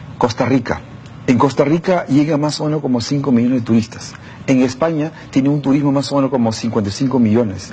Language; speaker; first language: Spanish; non-native, local second language; Shipibo-Conibo